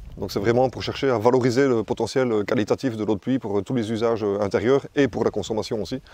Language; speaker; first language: French; native; French